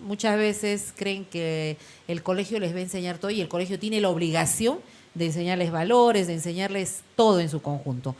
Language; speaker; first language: Spanish; native; Spanish